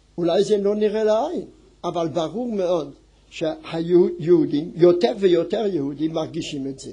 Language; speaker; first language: Hebrew; non-native, fluent; French